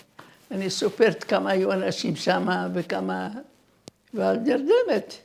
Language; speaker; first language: Hebrew; non-native, fluent; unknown